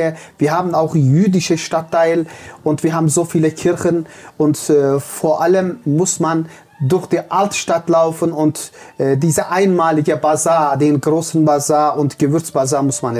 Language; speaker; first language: German; non-native, fluent; Turkish